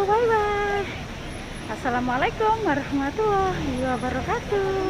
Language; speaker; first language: Indonesian; non-native, local second language; Javanese